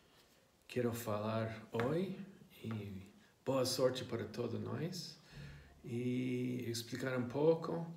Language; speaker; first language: Portuguese; non-native, fluent; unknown